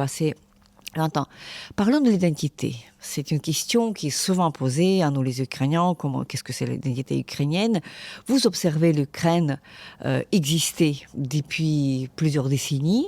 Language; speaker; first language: French; non-native, fluent; Ukrainian